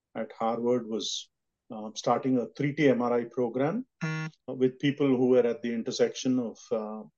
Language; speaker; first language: English; non-native, local second language; Telugu